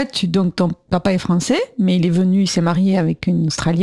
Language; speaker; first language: French; native; French